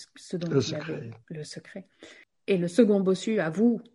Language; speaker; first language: French; native; French